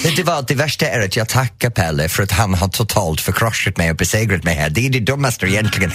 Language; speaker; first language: Swedish; non-native, fluent; English